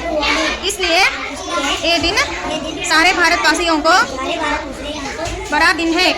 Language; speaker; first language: Hindi; non-native, local second language; Kannada